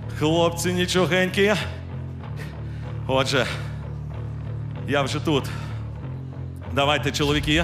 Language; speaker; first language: Ukrainian; native; Ukrainian